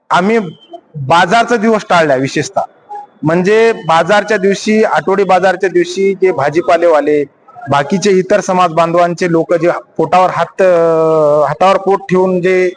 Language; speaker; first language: Marathi; non-native, local second language; Lambadi